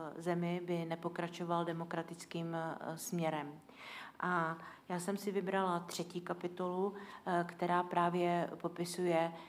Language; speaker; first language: Czech; native; Czech